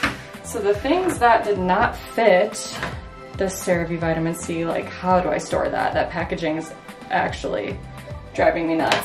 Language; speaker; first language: English; native; English